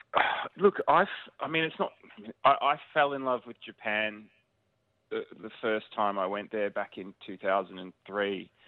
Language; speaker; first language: English; native; English